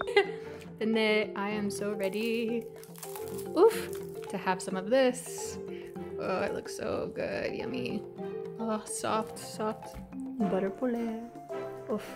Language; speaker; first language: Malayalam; non-native, learner; English